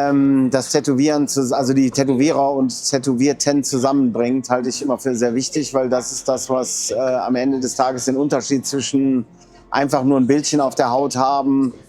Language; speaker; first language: German; native; German